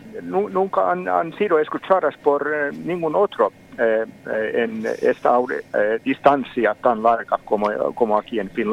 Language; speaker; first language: Spanish; non-native, fluent; Finnish